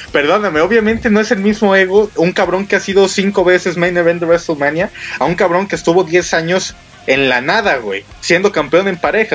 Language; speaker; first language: Spanish; native; Spanish